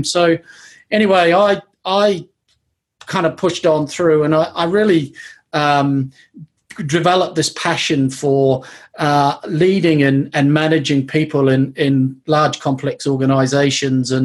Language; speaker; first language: English; native; English